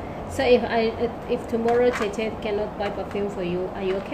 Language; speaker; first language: English; non-native, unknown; Indonesian